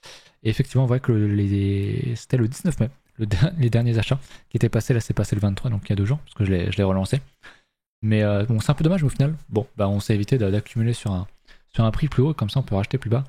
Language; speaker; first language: French; native; French